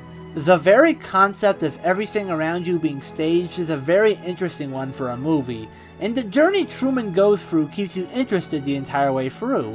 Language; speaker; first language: English; native; English